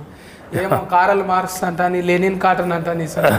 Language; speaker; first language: Telugu; native; Telugu